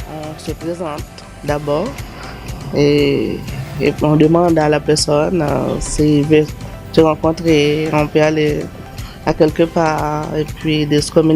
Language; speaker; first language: French; non-native, local second language; Haitian Creole